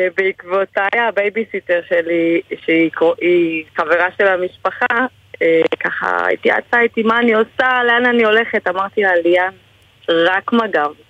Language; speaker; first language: Hebrew; early bilingual, other home language; Spanish